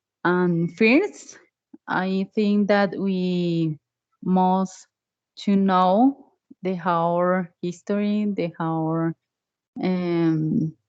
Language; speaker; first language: English; non-native, learner; Spanish